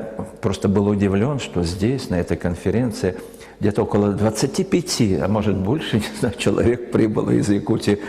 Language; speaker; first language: Russian; native; Russian